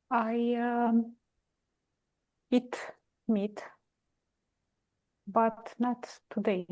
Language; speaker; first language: English; non-native, learner; Romanian